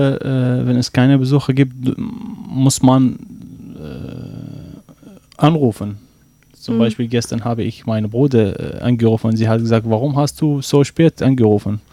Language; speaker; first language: German; non-native, learner; Arabic